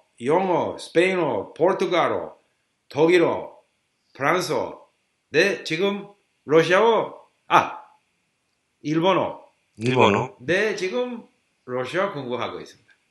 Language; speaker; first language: Korean; non-native, learner; English